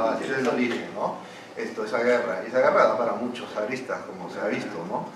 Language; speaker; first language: Spanish; native; Spanish